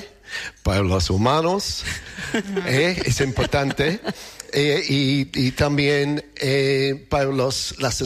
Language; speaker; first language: Spanish; non-native, learner; English